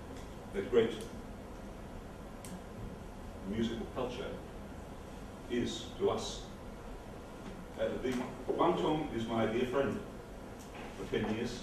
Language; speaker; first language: English; non-native, fluent; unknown